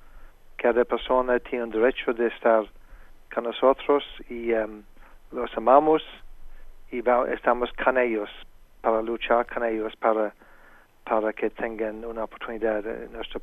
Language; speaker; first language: Spanish; non-native, fluent; English